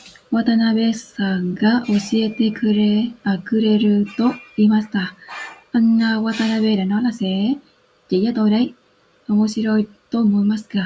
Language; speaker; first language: Japanese; non-native, learner; Vietnamese